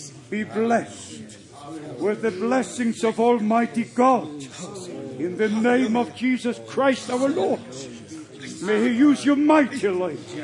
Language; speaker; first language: English; non-native, fluent; German